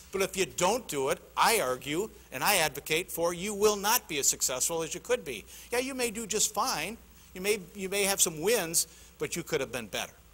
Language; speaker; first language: English; native; English